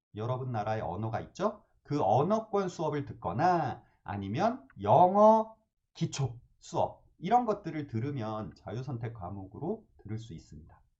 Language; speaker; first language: Korean; native; Korean